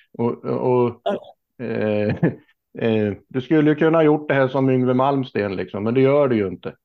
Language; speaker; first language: Swedish; native; Swedish